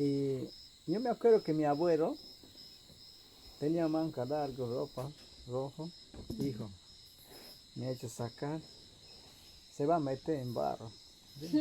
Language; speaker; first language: Spanish; non-native, local second language; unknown